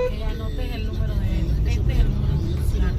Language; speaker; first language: Spanish; native; Spanish